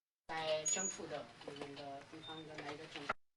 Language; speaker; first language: Chinese; non-native, learner; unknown